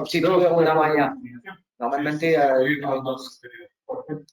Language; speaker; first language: Spanish; non-native, fluent; French